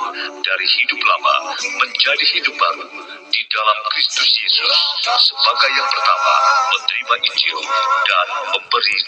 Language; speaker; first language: Indonesian; native; Indonesian